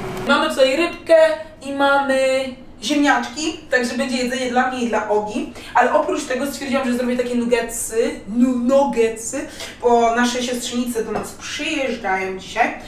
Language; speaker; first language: Polish; native; Polish